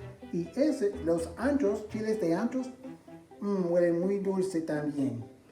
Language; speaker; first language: Spanish; non-native, fluent; English